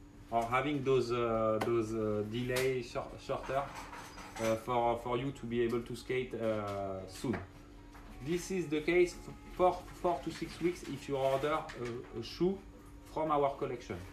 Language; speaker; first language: English; non-native, fluent; French